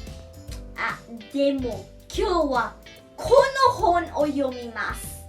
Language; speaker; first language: Japanese; non-native, learner; Hindi